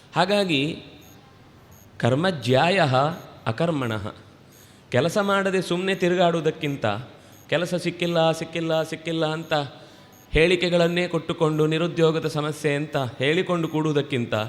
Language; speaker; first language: Kannada; non-native, local second language; Tulu